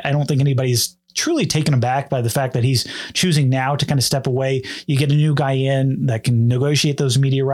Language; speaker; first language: English; native; English